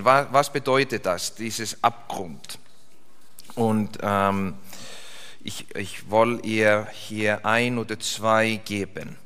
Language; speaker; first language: German; non-native, fluent; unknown